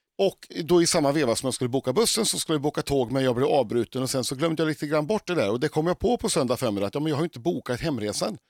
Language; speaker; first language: Swedish; native; Swedish